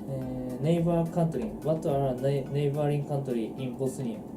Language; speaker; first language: English; non-native, learner; Japanese